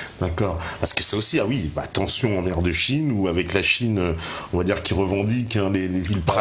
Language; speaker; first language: French; native; French